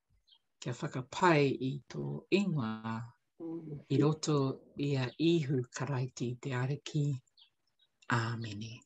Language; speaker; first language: Māori; non-native, learner; English